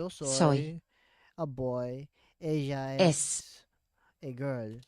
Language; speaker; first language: Spanish; non-native, learner; English